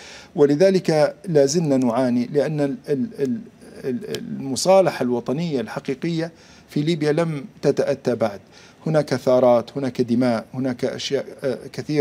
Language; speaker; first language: Arabic; native; Arabic